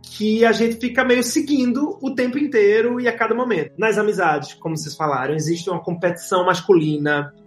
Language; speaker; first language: Portuguese; native; Portuguese